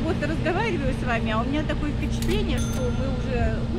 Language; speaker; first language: Russian; native; Russian